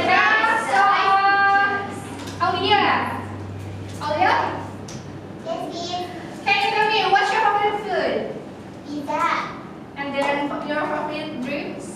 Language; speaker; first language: English; non-native, local second language; Indonesian